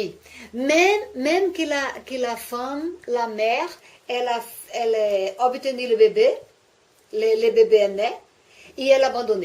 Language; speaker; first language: French; non-native, learner; Portuguese